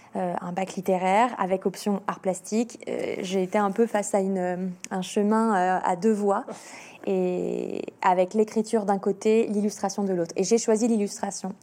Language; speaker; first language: French; native; French